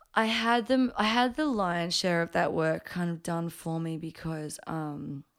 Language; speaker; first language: English; early bilingual, other home language; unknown